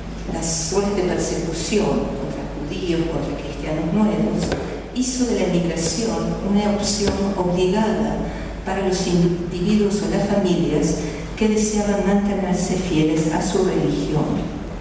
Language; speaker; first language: Spanish; native; Spanish